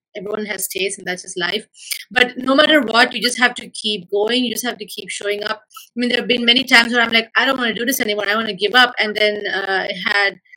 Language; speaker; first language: English; non-native, local second language; Malayalam